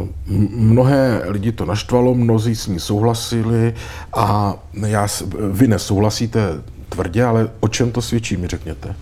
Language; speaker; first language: Czech; native; Czech